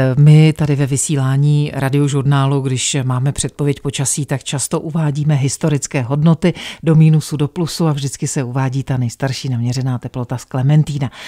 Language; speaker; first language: Czech; native; Czech